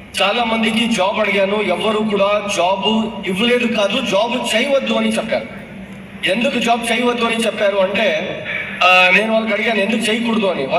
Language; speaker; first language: Telugu; non-native, local second language; Urdu